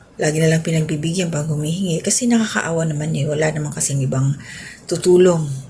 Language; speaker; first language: Filipino; non-native, local second language; Cebuano